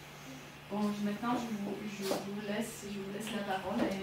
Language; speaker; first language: French; non-native, fluent; Bulgarian